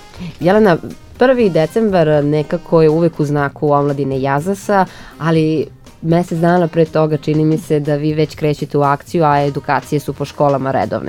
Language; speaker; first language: Serbian; native; Serbian